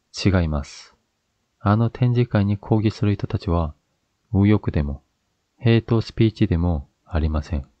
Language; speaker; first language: Japanese; non-native, fluent; Korean